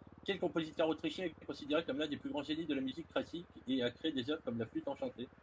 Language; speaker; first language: French; native; French